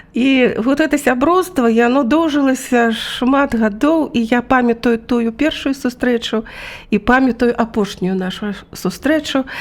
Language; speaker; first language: Belarusian; native; Belarusian